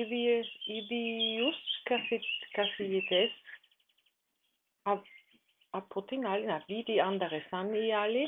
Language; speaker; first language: Greek; non-native, learner; German